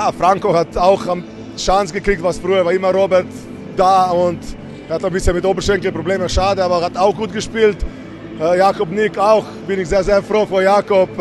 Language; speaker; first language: German; non-native, fluent; Slovenian